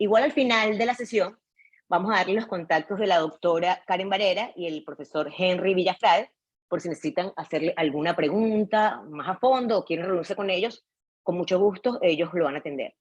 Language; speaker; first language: Spanish; native; Spanish